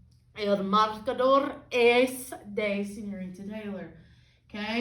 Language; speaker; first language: Spanish; non-native, fluent; English